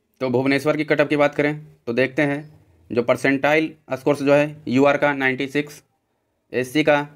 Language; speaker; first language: Hindi; native; Hindi